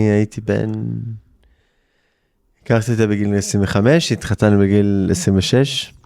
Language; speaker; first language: Hebrew; early bilingual, heritage; English